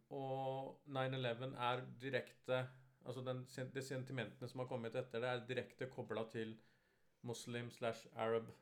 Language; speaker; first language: Norwegian; early bilingual, other home language; Urdu